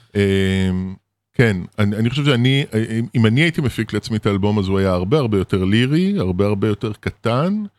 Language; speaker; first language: Hebrew; early bilingual, other home language; French